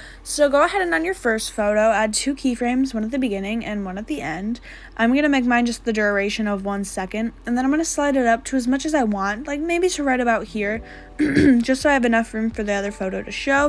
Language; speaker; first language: English; native; English